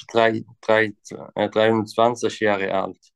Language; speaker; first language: German; non-native, learner; Arabic